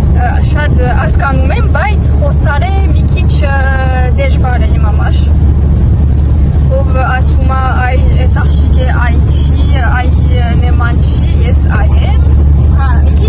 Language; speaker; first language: Armenian; early bilingual, heritage; Armenian